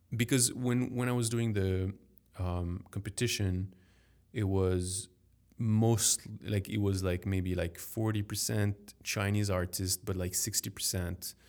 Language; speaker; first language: English; non-native, fluent; French